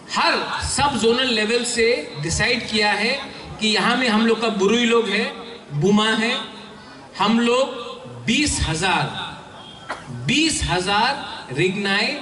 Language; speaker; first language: Hindi; non-native, local second language; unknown